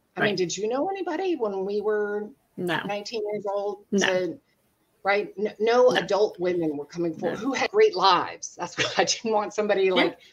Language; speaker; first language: English; native; English